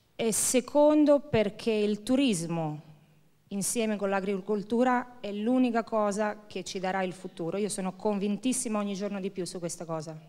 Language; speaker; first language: Italian; non-native, fluent; Croatian